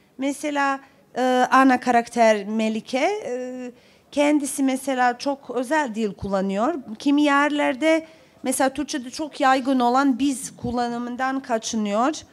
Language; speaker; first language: Turkish; non-native, fluent; Bosnian